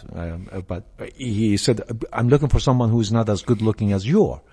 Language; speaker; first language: English; non-native, fluent; Persian